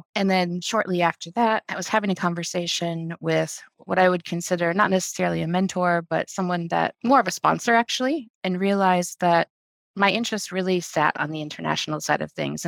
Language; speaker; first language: English; native; English